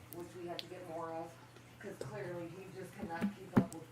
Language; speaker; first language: English; native; English